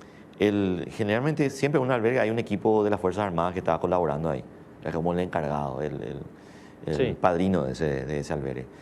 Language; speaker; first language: Spanish; native; Spanish